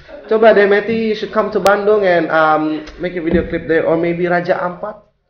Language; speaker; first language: English; non-native, fluent; Indonesian